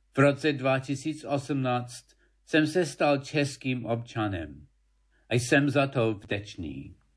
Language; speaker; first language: Czech; non-native, fluent; English